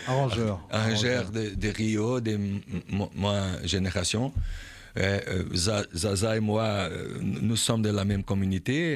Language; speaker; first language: French; non-native, learner; Portuguese